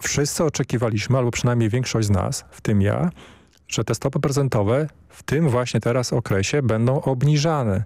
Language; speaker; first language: Polish; native; Polish